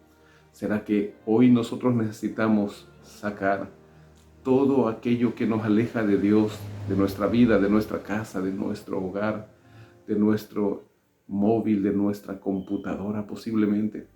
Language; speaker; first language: Spanish; native; Spanish